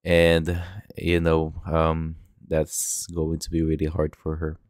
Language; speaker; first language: English; non-native, local second language; Filipino